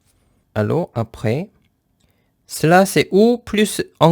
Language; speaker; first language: French; non-native, fluent; Korean